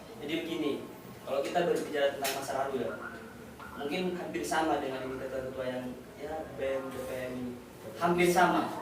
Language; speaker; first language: Indonesian; non-native, local second language; Madurese